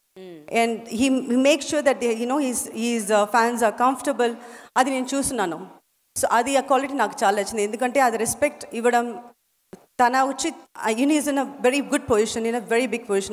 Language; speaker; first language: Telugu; non-native, fluent; Tamil